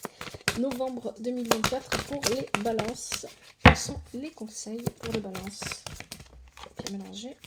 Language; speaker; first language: French; native; French